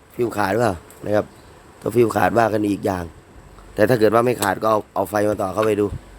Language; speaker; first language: Thai; native; Thai